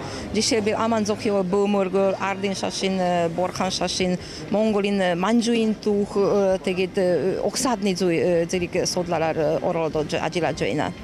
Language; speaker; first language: Mongolian; non-native, fluent; Hungarian